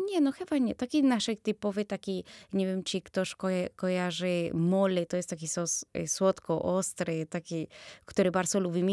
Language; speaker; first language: Polish; early bilingual, other home language; Spanish